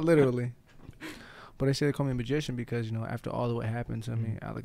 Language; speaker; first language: English; native; English